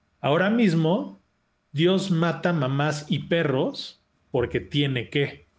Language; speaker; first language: Spanish; native; Spanish